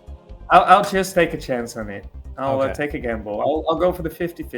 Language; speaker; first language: English; non-native, fluent; Dutch